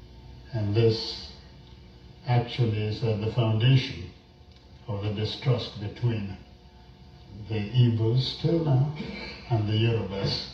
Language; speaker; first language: English; non-native, local second language; Igbo